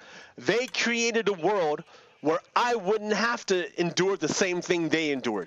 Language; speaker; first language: English; native; English